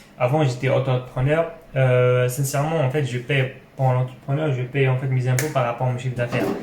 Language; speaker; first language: French; non-native, local second language; Arabic